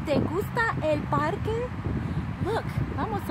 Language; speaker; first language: Spanish; non-native, fluent; English